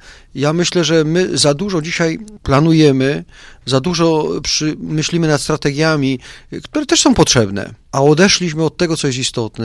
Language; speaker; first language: Polish; native; Polish